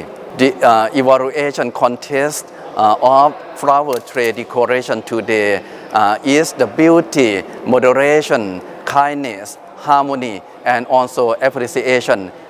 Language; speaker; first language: English; non-native, fluent; Thai